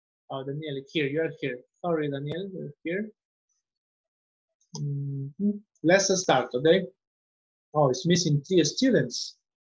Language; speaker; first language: English; non-native, fluent; Spanish